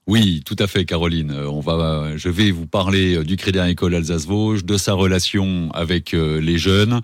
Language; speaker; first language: French; native; French